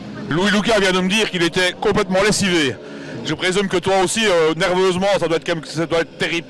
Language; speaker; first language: French; native; French